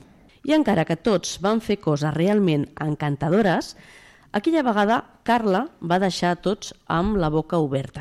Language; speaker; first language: Catalan; native; Catalan